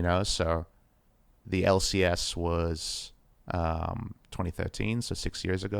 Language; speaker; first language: English; native; English